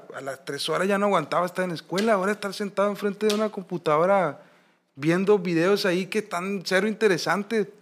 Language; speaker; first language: Spanish; native; Spanish